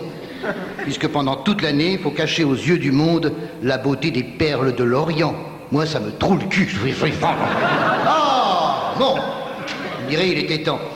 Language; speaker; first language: French; native; French